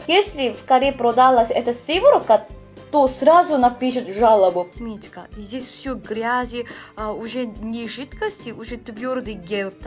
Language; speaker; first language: Russian; non-native, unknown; Korean